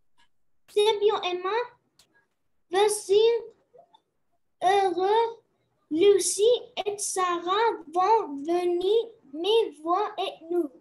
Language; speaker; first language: French; non-native, learner; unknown